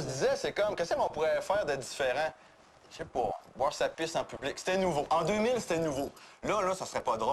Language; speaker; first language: French; native; French